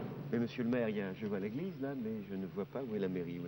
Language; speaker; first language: French; native; French